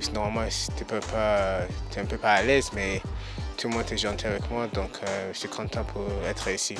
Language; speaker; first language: French; early bilingual, heritage; English